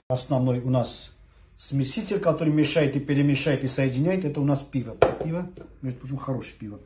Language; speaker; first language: Russian; non-native, fluent; Armenian